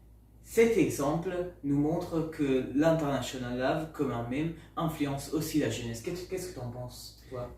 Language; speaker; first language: French; non-native, learner; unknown